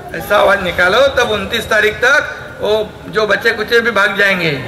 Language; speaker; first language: Hindi; non-native, local second language; Marathi